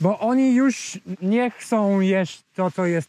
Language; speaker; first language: Polish; non-native, learner; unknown